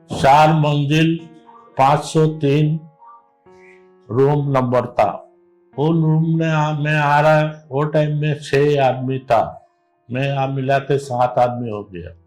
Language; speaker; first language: Hindi; non-native, learner; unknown